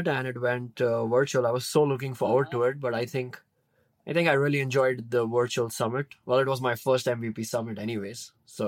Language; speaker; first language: English; non-native, local second language; Hindi